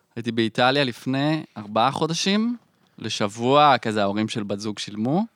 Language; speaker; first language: Hebrew; native; Hebrew